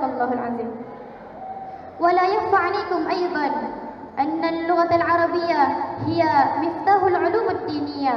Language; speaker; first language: Arabic; non-native, fluent; Malay